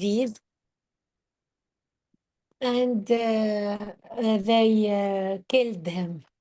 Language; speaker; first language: English; non-native, learner; Arabic